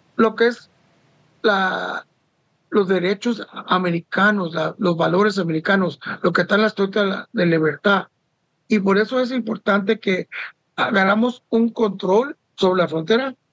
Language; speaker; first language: Spanish; early bilingual, heritage; Spanish